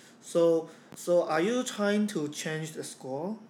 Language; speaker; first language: English; non-native, fluent; Chinese